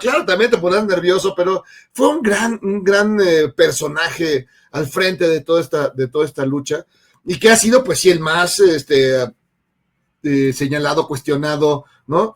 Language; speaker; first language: Spanish; native; Spanish